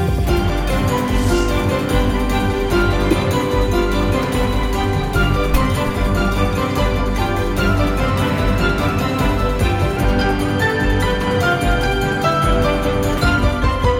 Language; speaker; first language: English; native; English